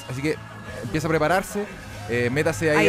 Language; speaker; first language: Spanish; native; Spanish